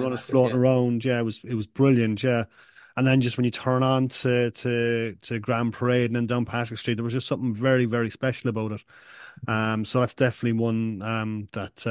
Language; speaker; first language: English; native; English